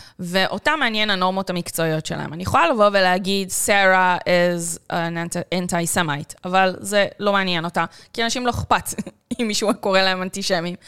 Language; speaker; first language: Hebrew; native; Hebrew